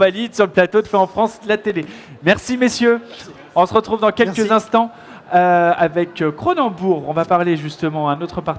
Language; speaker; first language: French; native; French